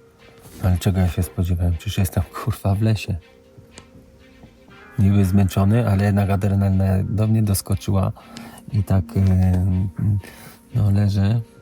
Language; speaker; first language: Polish; native; Polish